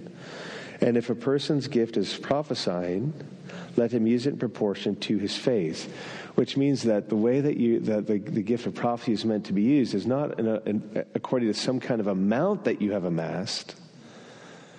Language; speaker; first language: English; non-native, fluent; French